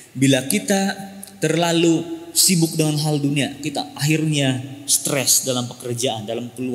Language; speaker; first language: Malay; native; Malay